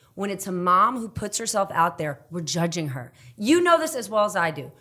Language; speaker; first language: English; native; English